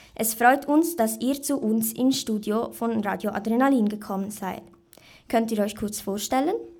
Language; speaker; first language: German; native; German